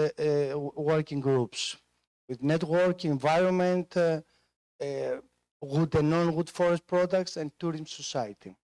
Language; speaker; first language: English; non-native, fluent; Greek